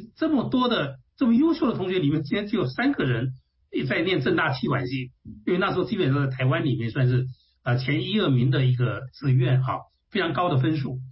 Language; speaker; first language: Chinese; non-native, local second language; Hakka Chinese